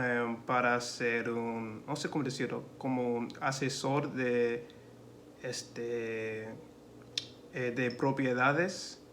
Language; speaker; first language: Spanish; non-native, learner; English